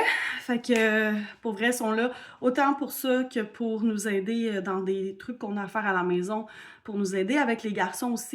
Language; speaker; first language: French; native; French